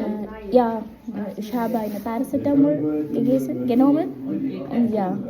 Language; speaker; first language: German; non-native, learner; Malayalam